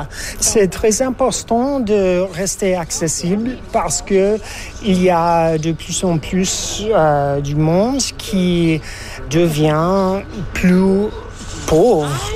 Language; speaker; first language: French; non-native, fluent; English